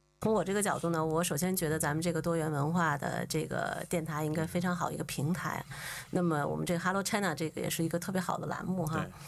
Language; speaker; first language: Chinese; native; Chinese